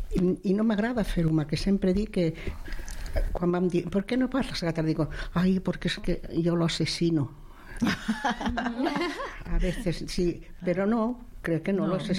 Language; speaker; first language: Catalan; non-native, local second language; Spanish